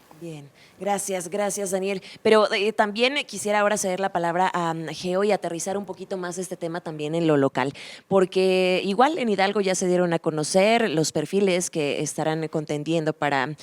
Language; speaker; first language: Spanish; native; Spanish